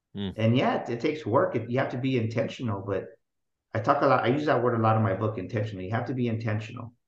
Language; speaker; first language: English; native; English